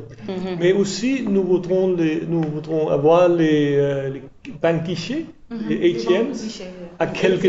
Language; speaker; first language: French; non-native, learner; English